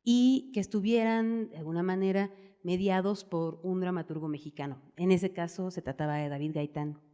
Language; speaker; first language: Spanish; native; Spanish